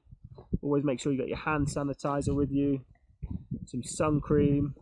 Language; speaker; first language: English; native; English